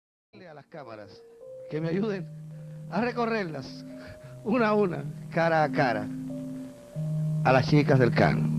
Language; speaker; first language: Spanish; native; Spanish